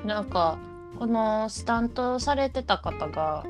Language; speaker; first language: Japanese; early bilingual, heritage; Japanese